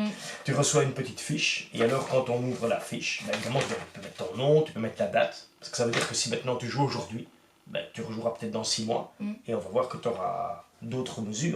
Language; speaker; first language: French; native; French